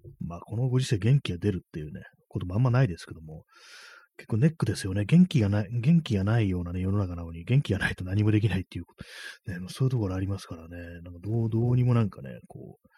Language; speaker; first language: Japanese; native; Japanese